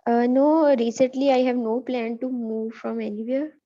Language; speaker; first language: English; non-native, learner; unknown